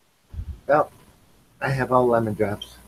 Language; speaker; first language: English; native; English